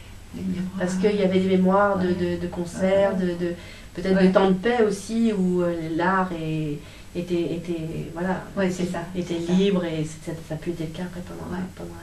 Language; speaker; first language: French; native; French